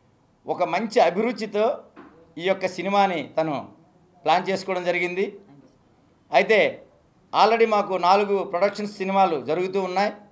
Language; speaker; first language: Telugu; native; Telugu